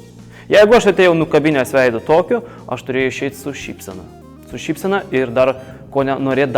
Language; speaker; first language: Lithuanian; native; Lithuanian